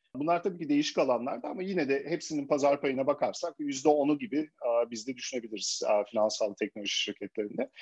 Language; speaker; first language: Turkish; early bilingual, heritage; Turkish